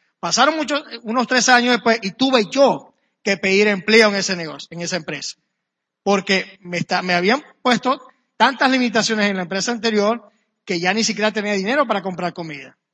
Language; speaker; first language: Spanish; native; Spanish